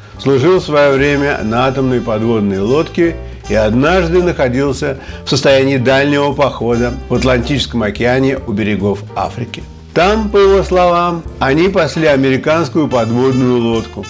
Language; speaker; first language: Russian; native; Russian